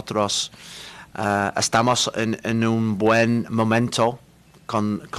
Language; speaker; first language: Spanish; non-native, learner; English